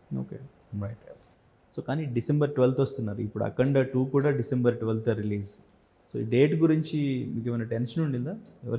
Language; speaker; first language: Telugu; native; Telugu